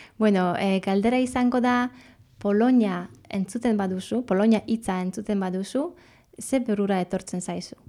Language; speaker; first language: Basque; non-native, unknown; Polish